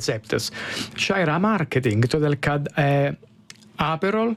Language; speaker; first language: Lithuanian; non-native, learner; Italian